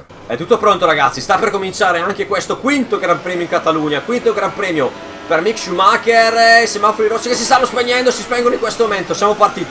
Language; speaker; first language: Italian; native; Italian